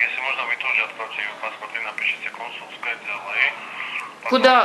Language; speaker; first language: Russian; native; Russian